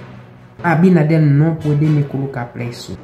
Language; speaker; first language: Spanish; non-native, local second language; Haitian Creole